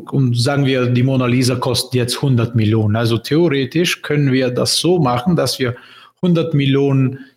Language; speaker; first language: German; non-native, fluent; Bulgarian